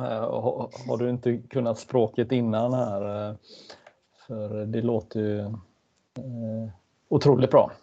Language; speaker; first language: Swedish; native; Swedish